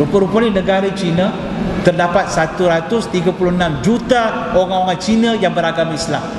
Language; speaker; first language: Malay; non-native, local second language; Tamil